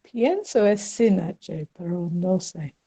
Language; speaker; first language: Spanish; non-native, learner; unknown